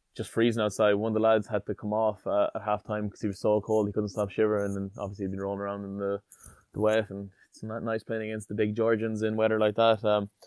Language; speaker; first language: English; native; English